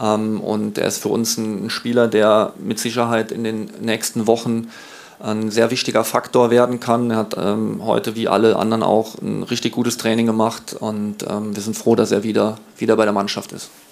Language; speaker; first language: German; native; German